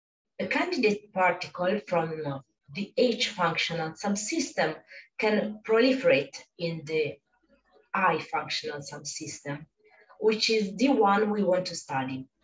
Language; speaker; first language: English; non-native, fluent; Italian